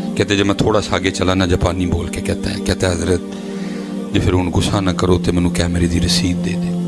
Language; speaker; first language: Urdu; non-native, local second language; Punjabi